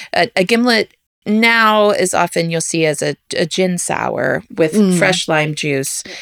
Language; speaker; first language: English; native; English